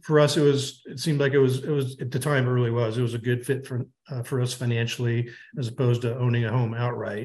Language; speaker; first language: English; native; English